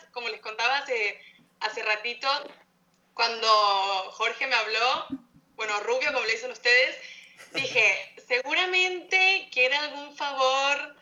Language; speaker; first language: Spanish; native; Spanish